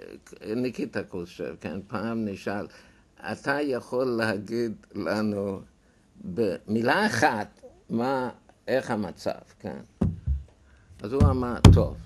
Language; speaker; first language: Hebrew; non-native, fluent; German